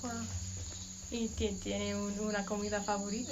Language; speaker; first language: Spanish; non-native, learner; English